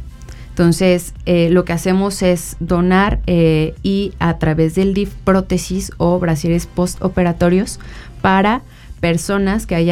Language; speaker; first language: Spanish; native; Spanish